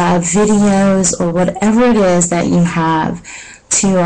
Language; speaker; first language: English; native; English